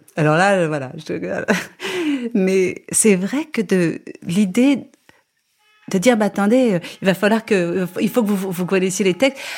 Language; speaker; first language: French; native; French